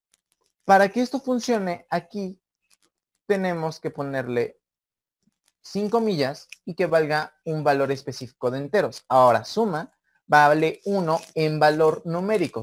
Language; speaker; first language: Spanish; native; Spanish